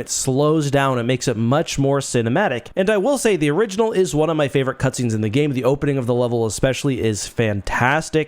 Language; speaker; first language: English; native; English